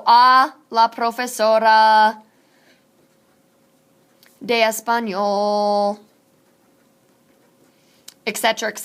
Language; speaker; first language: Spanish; non-native, fluent; English